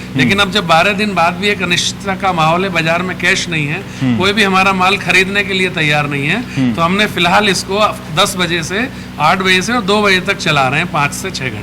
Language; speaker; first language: Hindi; native; Hindi